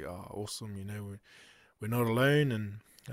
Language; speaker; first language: English; native; English